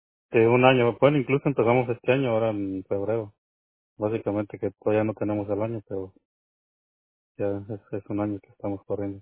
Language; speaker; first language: Spanish; native; Spanish